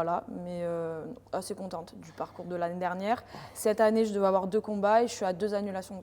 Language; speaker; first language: French; native; French